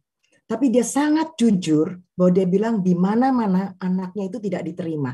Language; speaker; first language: Indonesian; native; Indonesian